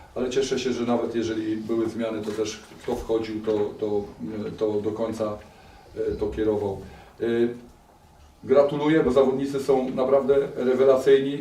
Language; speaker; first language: Polish; native; Polish